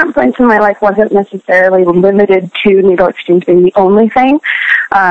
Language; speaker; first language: English; native; English